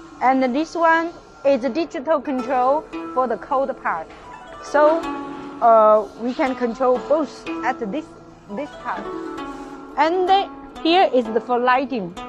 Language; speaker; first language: English; non-native, learner; Chinese